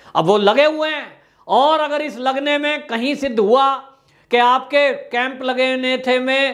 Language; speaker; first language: Hindi; native; Hindi